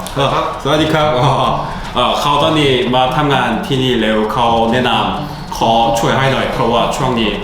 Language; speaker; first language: Thai; non-native, learner; Korean